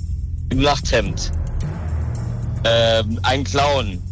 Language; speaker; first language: German; native; German